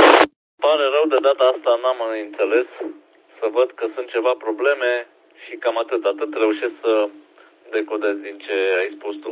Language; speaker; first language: Romanian; native; Romanian